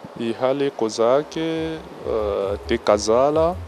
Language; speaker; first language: Ukrainian; non-native, learner; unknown